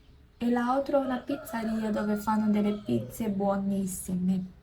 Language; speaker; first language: Italian; non-native, learner; Portuguese